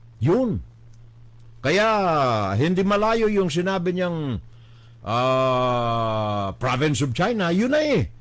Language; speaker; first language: Filipino; native; Filipino